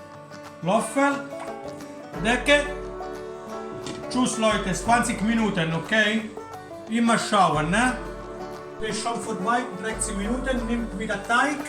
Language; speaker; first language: German; non-native, learner; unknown